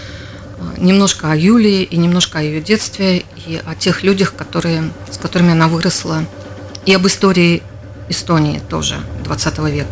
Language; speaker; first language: Russian; native; Russian